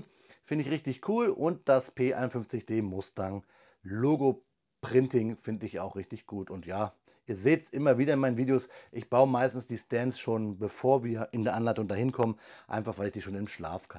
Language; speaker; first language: German; native; German